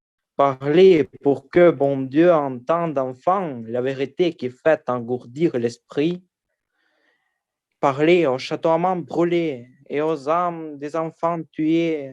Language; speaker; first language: French; non-native, learner; Ukrainian